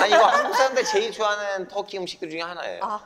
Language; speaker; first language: Korean; non-native, fluent; Turkish